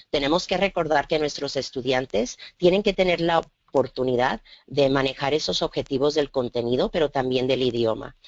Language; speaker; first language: Spanish; native; Spanish